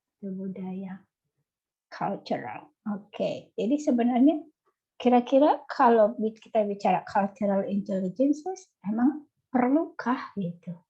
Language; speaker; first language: Indonesian; native; Indonesian